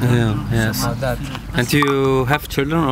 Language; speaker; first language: English; non-native, fluent; Czech